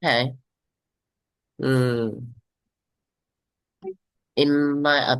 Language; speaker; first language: English; non-native, learner; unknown